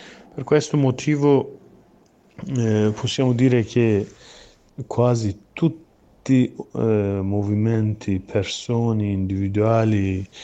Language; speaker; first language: Italian; non-native, learner; Kurdish